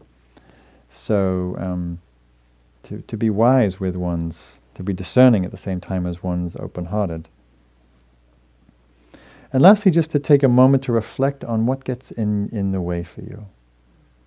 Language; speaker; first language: English; native; English